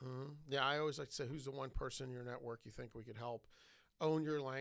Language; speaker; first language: English; native; English